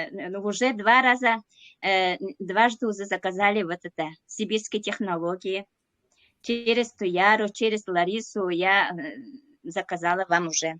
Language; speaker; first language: Russian; non-native, local second language; Yakut